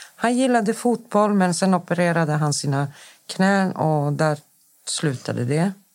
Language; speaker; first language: Swedish; native; Swedish